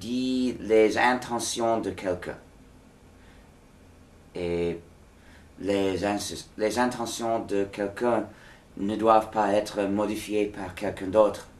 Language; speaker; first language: French; non-native, fluent; English